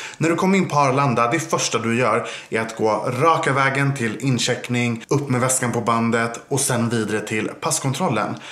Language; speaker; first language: Swedish; native; Swedish